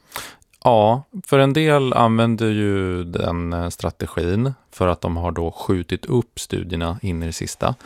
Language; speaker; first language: Swedish; native; Swedish